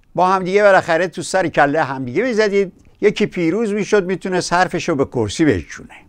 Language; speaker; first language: Persian; native; Persian